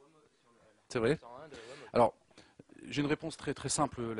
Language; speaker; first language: French; native; French